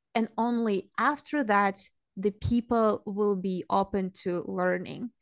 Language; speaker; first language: English; non-native, fluent; Russian